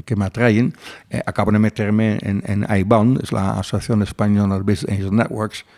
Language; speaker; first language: Spanish; non-native, fluent; Dutch